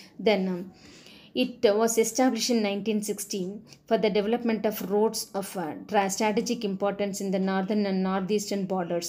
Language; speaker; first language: English; non-native, local second language; Tamil